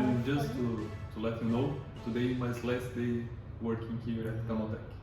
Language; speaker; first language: English; non-native, learner; Portuguese